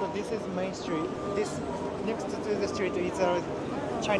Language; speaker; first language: English; non-native, fluent; Japanese